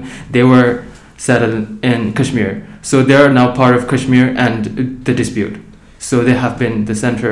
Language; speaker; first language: English; non-native, local second language; Tibetan